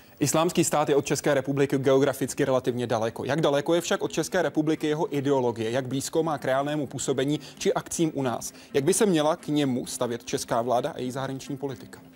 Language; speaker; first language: Czech; native; Czech